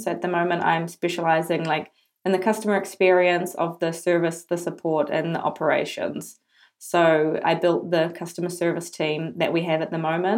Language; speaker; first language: English; native; English